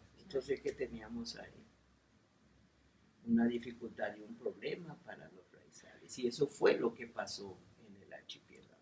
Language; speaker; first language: Spanish; non-native, local second language; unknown